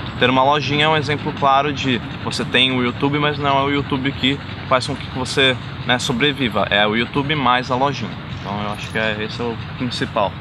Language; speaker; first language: Portuguese; native; Portuguese